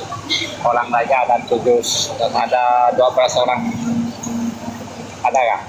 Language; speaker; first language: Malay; non-native, local second language; Hakka Chinese